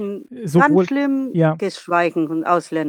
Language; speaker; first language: German; non-native, learner; Vietnamese